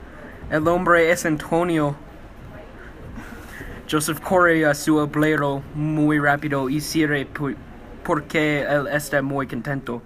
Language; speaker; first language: Spanish; non-native, learner; English